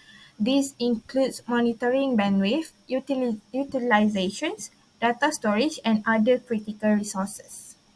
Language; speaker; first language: English; non-native, local second language; Malay